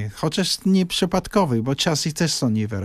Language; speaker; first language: Polish; non-native, fluent; English